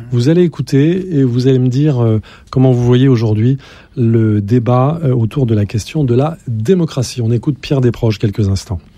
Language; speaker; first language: French; native; French